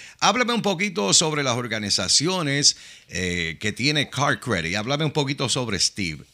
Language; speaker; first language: Spanish; native; Spanish